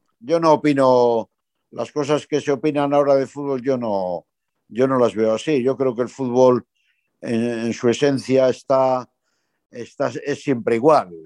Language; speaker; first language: Spanish; native; Spanish